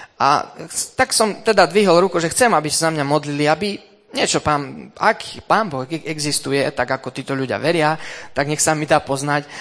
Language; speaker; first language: Slovak; early bilingual, heritage; Slovak